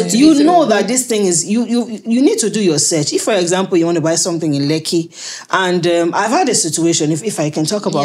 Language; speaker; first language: English; native; English